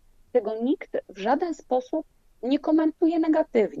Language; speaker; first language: Polish; native; Polish